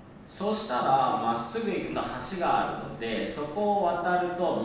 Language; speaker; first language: Japanese; non-native, learner; Indonesian